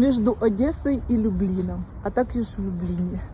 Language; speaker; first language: Polish; non-native, learner; Russian